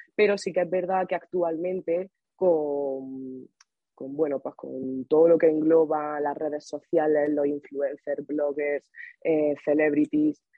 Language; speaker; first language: Spanish; native; Spanish